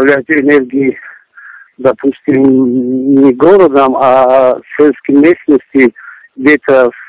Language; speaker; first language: Russian; non-native, local second language; Tajik